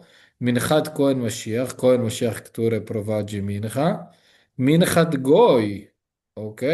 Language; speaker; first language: Polish; non-native, learner; Hebrew